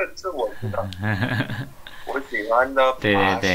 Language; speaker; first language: Chinese; non-native, learner; English